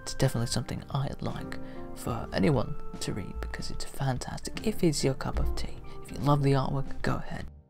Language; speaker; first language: English; early bilingual, other home language; Spanish